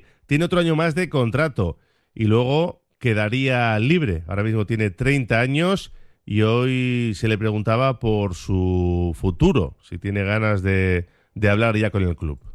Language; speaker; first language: Spanish; native; Spanish